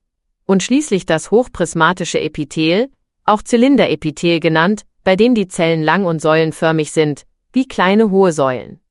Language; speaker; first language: German; native; German